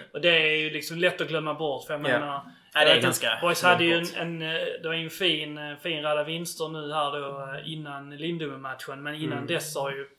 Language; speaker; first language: Swedish; native; Swedish